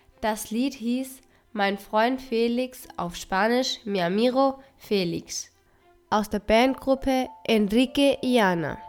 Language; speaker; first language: German; non-native, fluent; Spanish